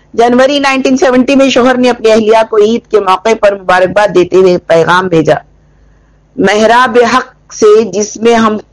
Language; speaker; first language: Urdu; native; Urdu